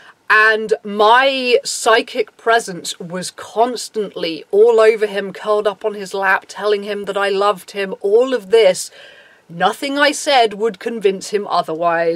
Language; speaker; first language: English; native; English